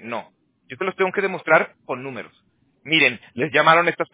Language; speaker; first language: Spanish; native; Spanish